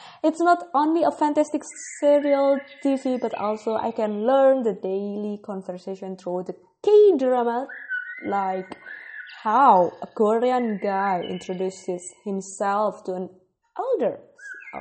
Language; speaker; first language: English; non-native, fluent; Indonesian